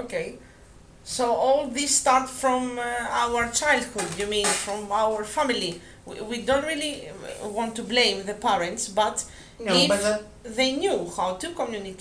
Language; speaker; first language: English; non-native, fluent; Greek